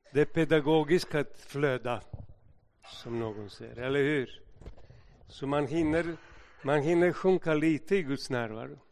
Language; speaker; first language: Swedish; non-native, fluent; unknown